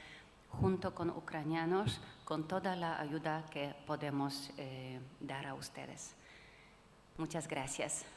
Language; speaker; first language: Spanish; non-native, fluent; Polish